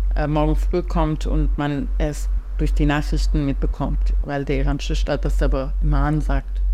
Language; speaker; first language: German; non-native, fluent; Persian